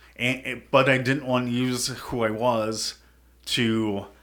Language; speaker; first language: English; native; English